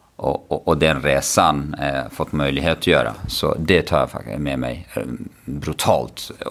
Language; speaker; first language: Swedish; non-native, fluent; Arabic